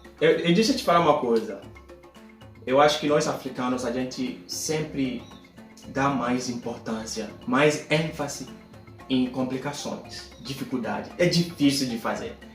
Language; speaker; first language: Portuguese; non-native, fluent; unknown